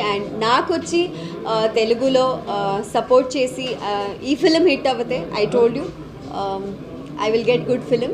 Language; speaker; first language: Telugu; non-native, local second language; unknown